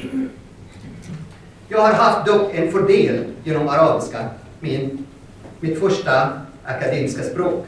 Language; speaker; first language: Swedish; non-native, fluent; Arabic